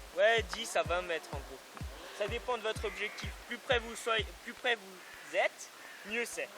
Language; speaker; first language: French; native; French